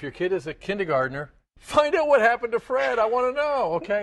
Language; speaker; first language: English; native; English